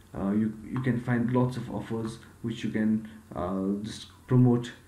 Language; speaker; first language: English; non-native, local second language; Nepali